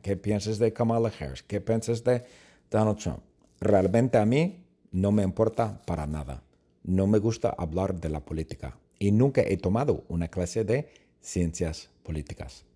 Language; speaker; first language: Spanish; non-native, fluent; English